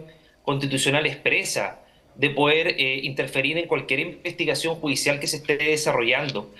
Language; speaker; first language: Spanish; native; Spanish